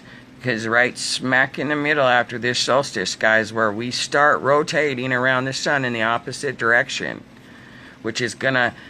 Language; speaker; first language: English; native; English